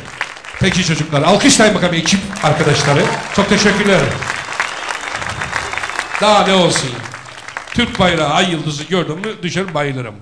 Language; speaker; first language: Turkish; native; Turkish